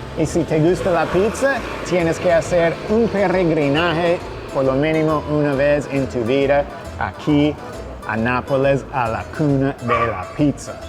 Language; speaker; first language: Spanish; non-native, fluent; English